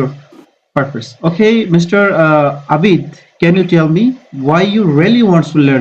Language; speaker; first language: English; non-native, fluent; Bangla